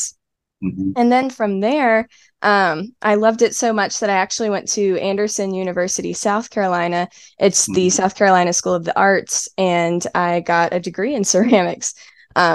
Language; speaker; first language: English; native; English